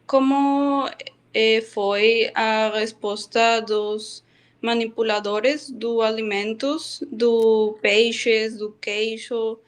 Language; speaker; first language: Portuguese; non-native, learner; Spanish